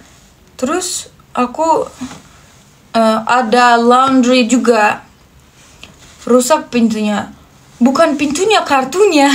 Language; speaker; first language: Indonesian; non-native, fluent; Turkish